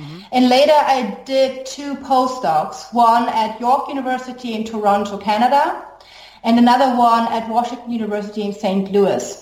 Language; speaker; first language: English; non-native, fluent; German